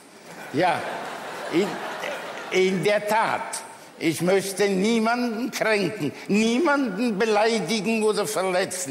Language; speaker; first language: German; early bilingual, other home language; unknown